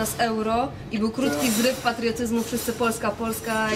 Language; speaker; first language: Polish; native; Polish